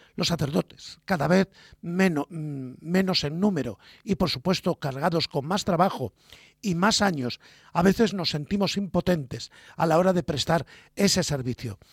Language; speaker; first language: Spanish; native; Spanish